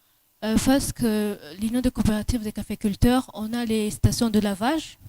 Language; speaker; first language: French; non-native, local second language; Rundi